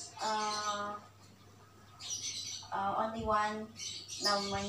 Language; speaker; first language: English; non-native, learner; Indonesian